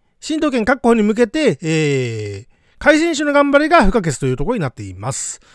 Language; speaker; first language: Japanese; native; Japanese